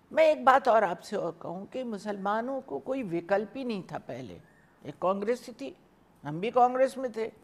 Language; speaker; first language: Hindi; native; Hindi